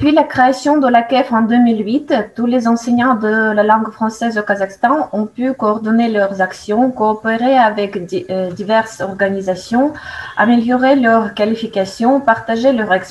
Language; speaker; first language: French; non-native, fluent; Russian